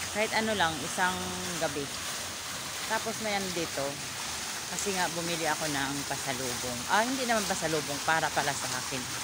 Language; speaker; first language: Filipino; non-native, local second language; Surigaonon